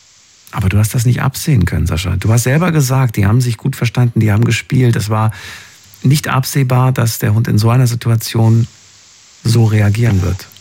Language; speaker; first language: German; native; German